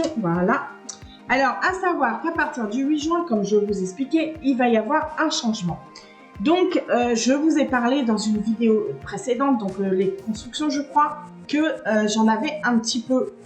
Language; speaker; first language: French; native; French